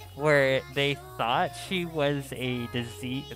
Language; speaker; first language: English; native; English